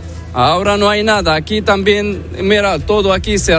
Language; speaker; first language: Spanish; non-native, learner; Arabic